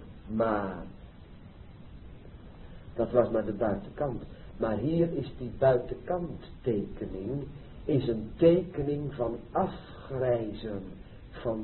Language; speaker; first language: Dutch; native; Dutch